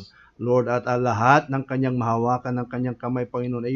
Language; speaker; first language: Filipino; native; Filipino